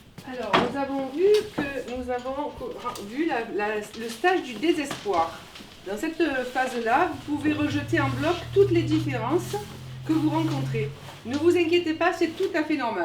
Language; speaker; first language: French; native; French